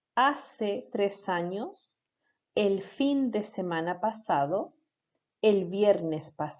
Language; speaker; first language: Spanish; non-native, fluent; English